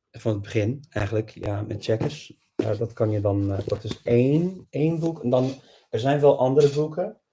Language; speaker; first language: Dutch; non-native, fluent; English